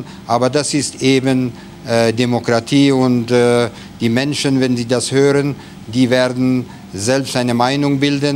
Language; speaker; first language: German; non-native, fluent; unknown